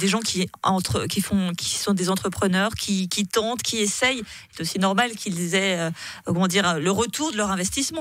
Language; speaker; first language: French; native; French